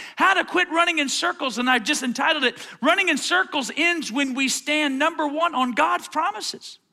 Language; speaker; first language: English; native; English